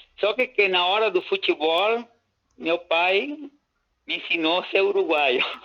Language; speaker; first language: Portuguese; native; Portuguese